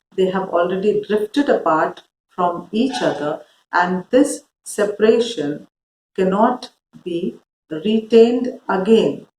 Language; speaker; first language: English; non-native, local second language; Hindi